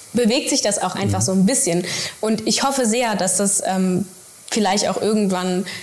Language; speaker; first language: German; native; German